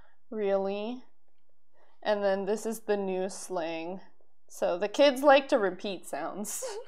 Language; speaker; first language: English; native; English